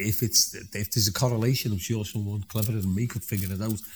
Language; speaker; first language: English; native; English